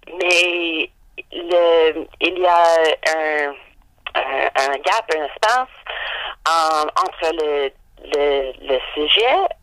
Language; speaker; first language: French; non-native, learner; English